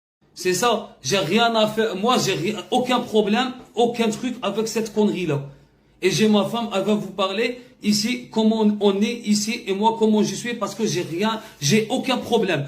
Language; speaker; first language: French; non-native, learner; Arabic